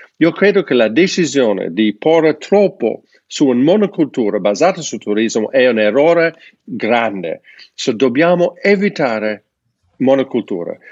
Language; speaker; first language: Italian; non-native, fluent; English